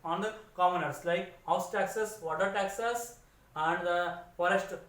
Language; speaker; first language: English; non-native, local second language; Kannada